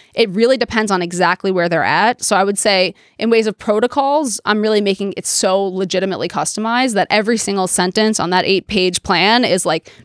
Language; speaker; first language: English; native; English